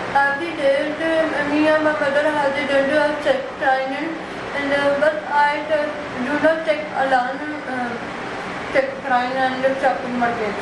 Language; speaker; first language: English; non-native, learner; Punjabi